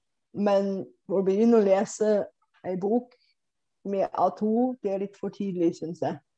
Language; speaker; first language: Norwegian; non-native, fluent; Bulgarian